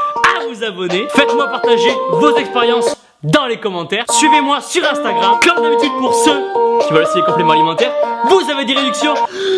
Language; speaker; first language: French; native; French